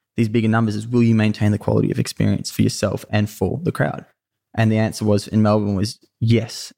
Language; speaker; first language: English; native; English